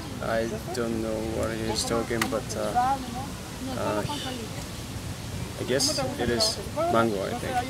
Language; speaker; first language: English; non-native, learner; Japanese